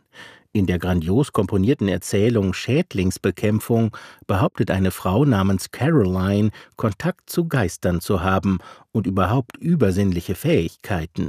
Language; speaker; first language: German; native; German